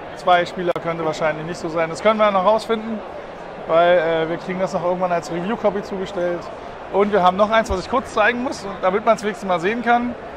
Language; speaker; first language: German; native; German